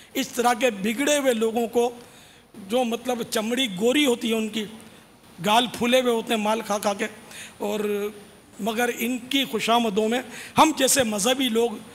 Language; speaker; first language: Urdu; native; Urdu